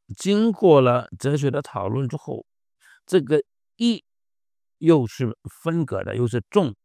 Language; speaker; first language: Chinese; native; Chinese